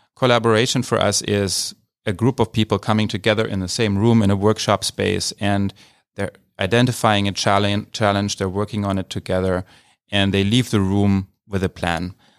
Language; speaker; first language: English; non-native, fluent; German